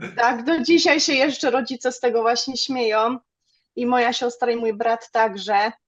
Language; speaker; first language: Polish; early bilingual, other home language; German